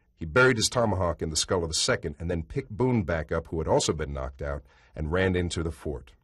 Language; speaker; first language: English; native; English